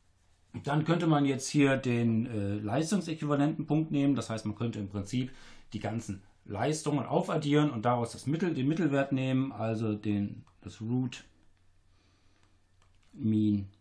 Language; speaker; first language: German; native; German